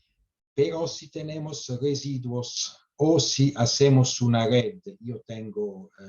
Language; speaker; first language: Spanish; non-native, fluent; Italian